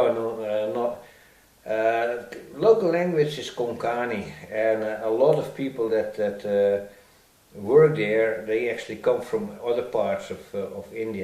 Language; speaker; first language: English; non-native, fluent; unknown